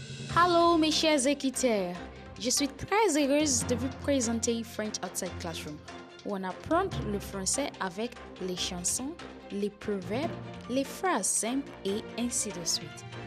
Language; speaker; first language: French; non-native, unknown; Yoruba